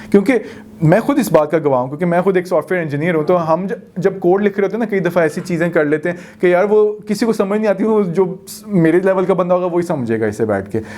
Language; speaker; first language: Urdu; non-native, local second language; Punjabi